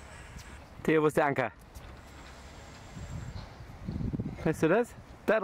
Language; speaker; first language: German; native; German